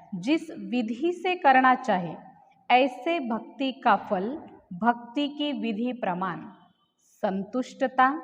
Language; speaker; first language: Hindi; non-native, local second language; Marathi